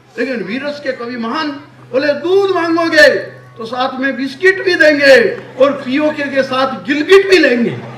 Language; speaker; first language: Hindi; non-native, local second language; Marwari